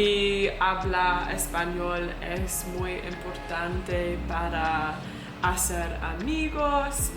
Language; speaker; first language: Spanish; non-native, learner; English